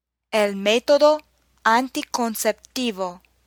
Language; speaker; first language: Spanish; non-native, fluent; English